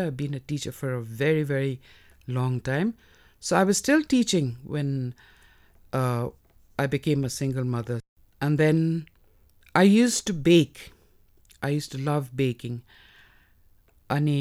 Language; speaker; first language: English; non-native, local second language; Nepali